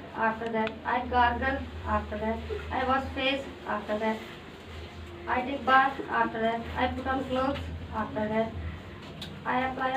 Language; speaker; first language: English; non-native, learner; Hindi